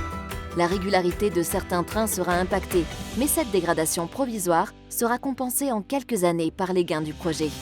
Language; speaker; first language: French; native; French